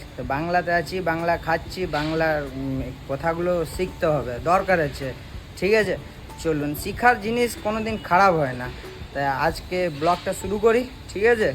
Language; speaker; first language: Bangla; non-native, learner; Hindi